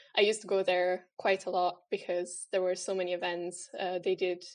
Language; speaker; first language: English; non-native, fluent; Italian